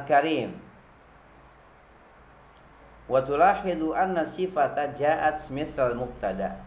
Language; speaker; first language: Arabic; non-native, fluent; Indonesian